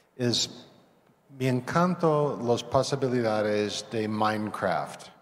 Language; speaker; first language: Spanish; non-native, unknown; English